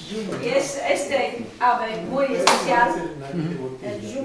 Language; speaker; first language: Spanish; non-native, learner; English